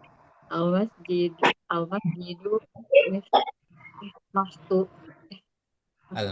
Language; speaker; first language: Arabic; non-native, learner; Indonesian